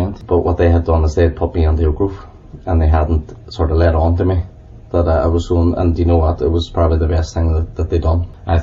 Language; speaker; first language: English; native; English